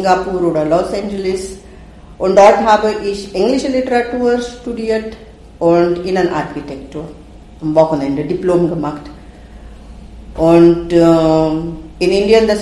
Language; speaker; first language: German; non-native, fluent; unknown